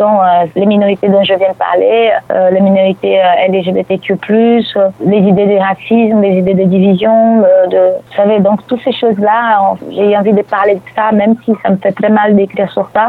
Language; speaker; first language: French; non-native, fluent; Portuguese